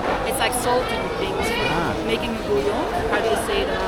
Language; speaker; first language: English; non-native, fluent; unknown